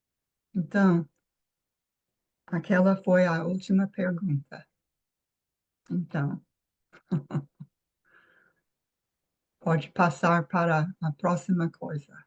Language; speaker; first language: Portuguese; non-native, fluent; English